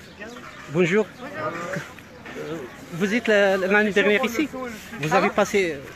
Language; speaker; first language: French; non-native, local second language; Arabic